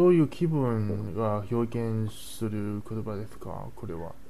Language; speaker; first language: Japanese; non-native, learner; Chinese